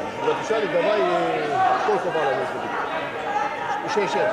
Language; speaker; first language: Russian; non-native, learner; Serbian